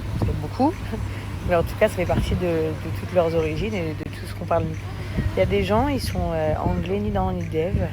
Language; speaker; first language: French; early bilingual, other home language; English